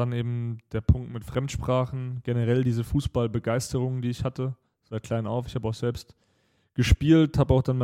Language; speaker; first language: German; native; German